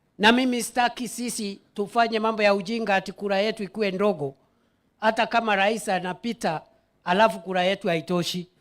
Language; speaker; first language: Swahili; non-native, local second language; Meru